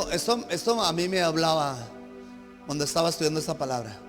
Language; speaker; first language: Spanish; native; Spanish